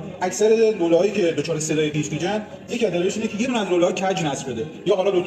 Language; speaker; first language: Persian; native; Persian